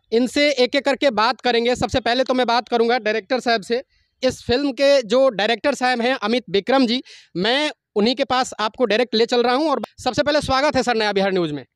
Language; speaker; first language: Hindi; native; Hindi